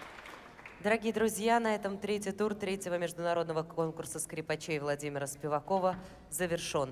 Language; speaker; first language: Russian; native; Russian